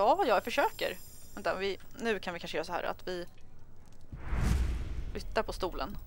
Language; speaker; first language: Swedish; native; Swedish